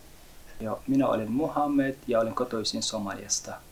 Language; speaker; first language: Finnish; non-native, learner; Somali